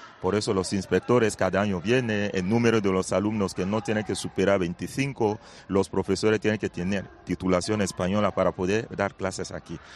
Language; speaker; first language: Spanish; non-native, fluent; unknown